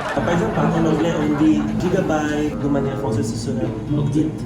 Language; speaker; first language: French; non-native, fluent; Filipino